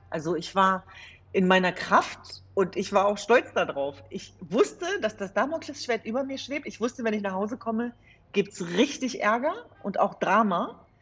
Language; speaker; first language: German; early bilingual, other home language; Kurdish